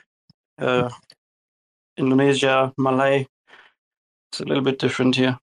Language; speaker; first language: English; non-native, fluent; German